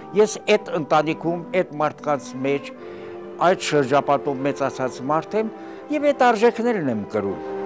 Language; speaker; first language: Armenian; early bilingual, heritage; Armenian